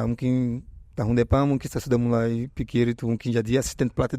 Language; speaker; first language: Indonesian; non-native, fluent; Portuguese